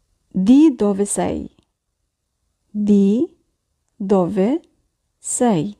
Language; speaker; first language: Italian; non-native, fluent; Bangla